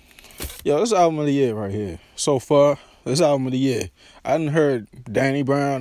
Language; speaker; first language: English; native; English